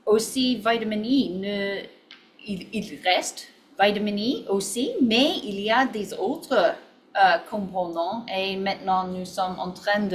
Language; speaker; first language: French; non-native, learner; English